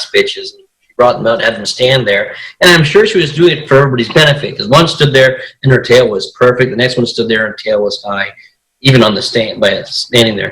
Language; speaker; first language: English; native; English